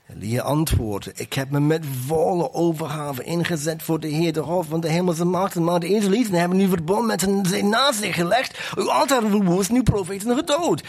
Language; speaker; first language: Dutch; non-native, fluent; English